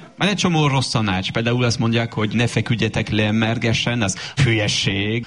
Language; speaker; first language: Hungarian; non-native, fluent; French